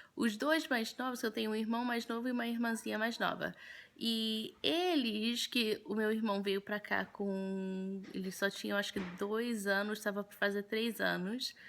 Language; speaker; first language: Portuguese; early bilingual, heritage; Portuguese